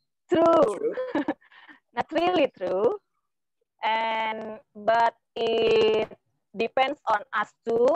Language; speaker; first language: English; non-native, learner; Indonesian